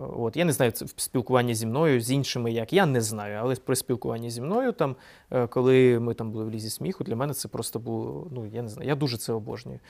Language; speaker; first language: Ukrainian; non-native, local second language; Russian